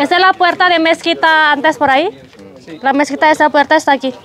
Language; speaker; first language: Spanish; non-native, learner; Javanese